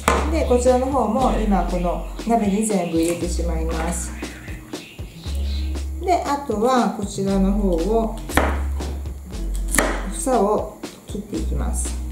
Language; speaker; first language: Japanese; native; Japanese